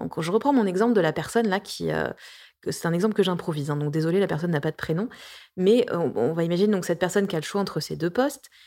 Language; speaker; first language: French; native; French